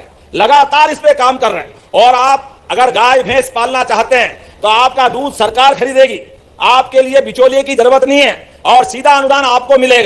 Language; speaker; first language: Hindi; native; Hindi